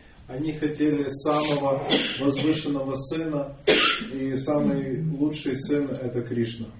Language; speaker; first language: Russian; native; Russian